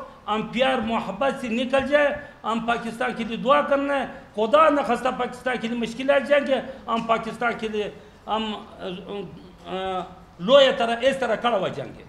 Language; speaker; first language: Urdu; non-native, learner; Pashto